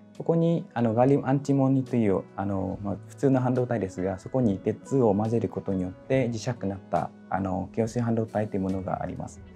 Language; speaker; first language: Japanese; non-native, fluent; Vietnamese